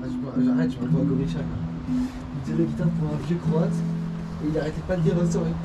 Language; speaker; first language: French; native; French